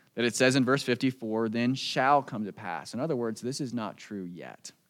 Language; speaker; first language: English; native; English